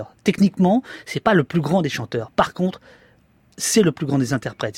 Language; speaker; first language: French; native; French